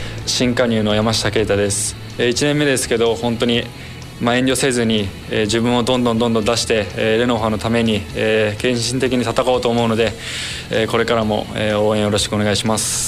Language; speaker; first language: Japanese; native; Japanese